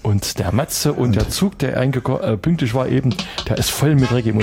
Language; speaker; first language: German; native; German